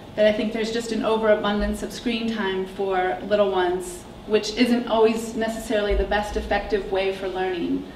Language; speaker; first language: English; native; English